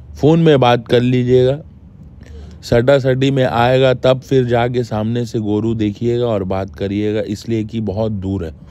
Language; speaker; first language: Hindi; native; Hindi